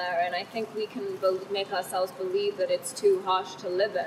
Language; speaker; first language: English; non-native, fluent; Thai